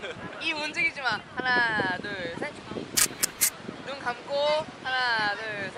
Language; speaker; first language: Korean; native; Korean